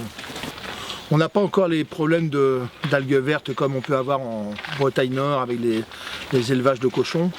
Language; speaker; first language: French; native; French